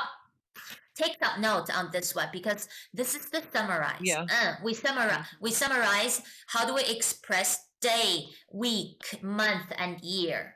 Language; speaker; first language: English; non-native, fluent; Chinese